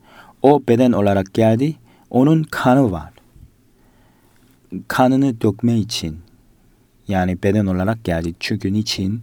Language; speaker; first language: Turkish; non-native, learner; Korean